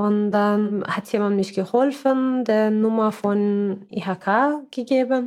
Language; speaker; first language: German; non-native, learner; Arabic